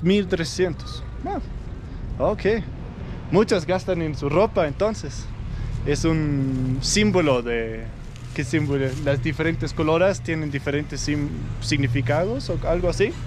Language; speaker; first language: Spanish; non-native, learner; Danish